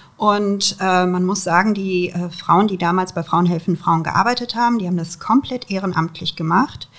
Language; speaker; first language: German; early bilingual, other home language; Serbian